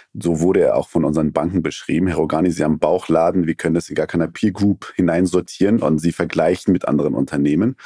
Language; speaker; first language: German; early bilingual, other home language; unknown